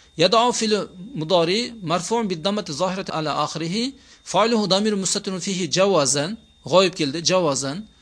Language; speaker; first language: Arabic; non-native, fluent; Uzbek